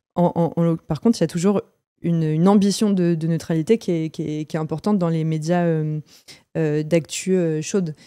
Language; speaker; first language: French; native; French